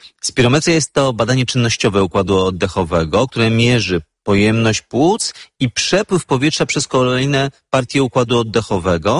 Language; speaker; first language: Polish; native; Polish